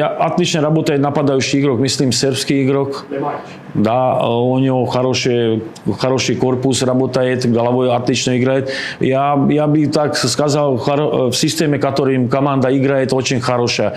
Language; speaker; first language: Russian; non-native, learner; Slovak